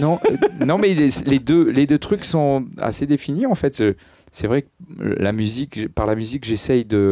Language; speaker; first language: French; native; French